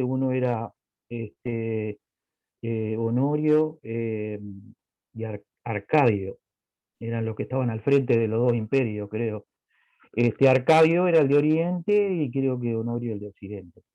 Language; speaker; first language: Spanish; native; Spanish